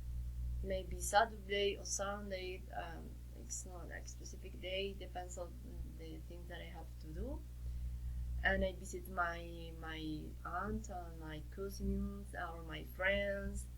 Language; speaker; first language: English; non-native, learner; Spanish